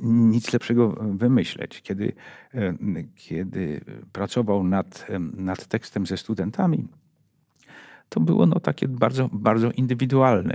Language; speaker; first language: Polish; native; Polish